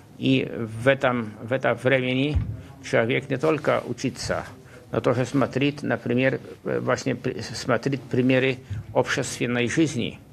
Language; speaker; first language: Russian; non-native, fluent; Polish